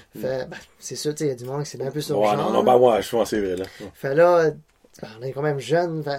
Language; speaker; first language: French; non-native, local second language; Cantonese